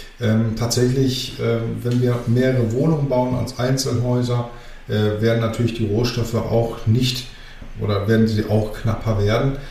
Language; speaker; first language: German; early bilingual, other home language; Greek